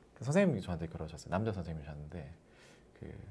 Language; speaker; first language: Korean; native; Korean